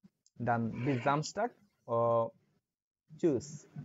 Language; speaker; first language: German; non-native, learner; Bangla